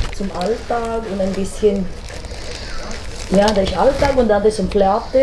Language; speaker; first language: German; non-native, fluent; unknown